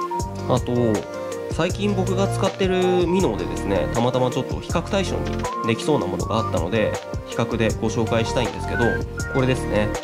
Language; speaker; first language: Japanese; native; Japanese